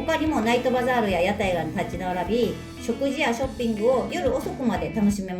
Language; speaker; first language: Japanese; native; Japanese